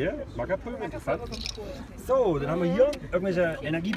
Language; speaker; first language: German; native; German